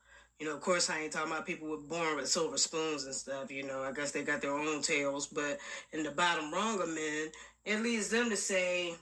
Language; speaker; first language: English; native; English